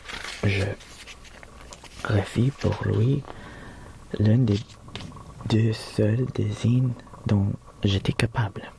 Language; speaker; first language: French; non-native, learner; Filipino